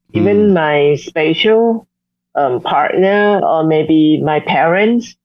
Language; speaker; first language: English; non-native, fluent; Thai